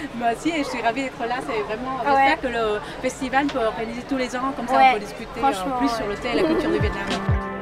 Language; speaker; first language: French; non-native, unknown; Vietnamese